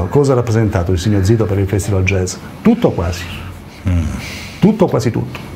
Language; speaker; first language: Italian; native; Italian